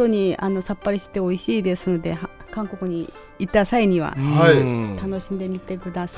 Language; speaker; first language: Japanese; non-native, fluent; Korean